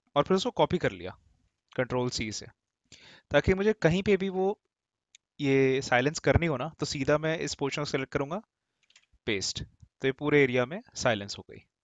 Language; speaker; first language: Hindi; native; Hindi